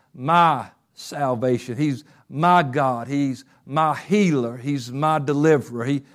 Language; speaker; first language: English; native; English